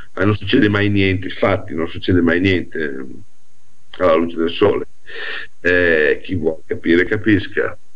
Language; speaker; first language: Italian; non-native, local second language; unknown